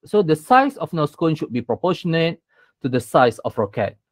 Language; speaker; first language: English; non-native, local second language; Malay